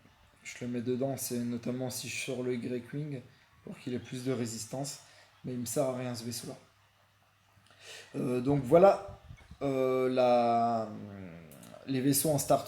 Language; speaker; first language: French; native; French